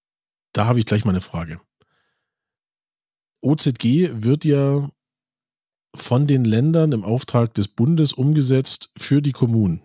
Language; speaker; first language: German; native; German